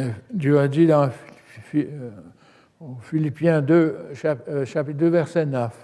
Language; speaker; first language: French; native; French